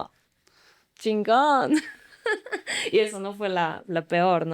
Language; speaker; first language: Spanish; non-native, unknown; Slovak